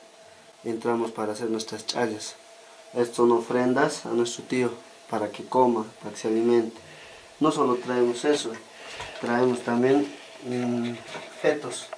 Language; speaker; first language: Spanish; native; Spanish